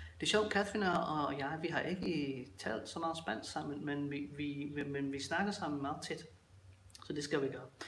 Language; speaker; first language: Danish; native; Danish